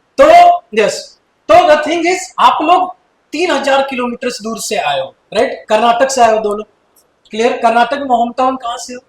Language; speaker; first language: Hindi; native; Hindi